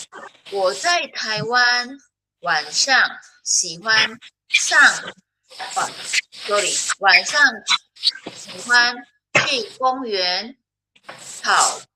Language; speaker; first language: Chinese; non-native, fluent; Filipino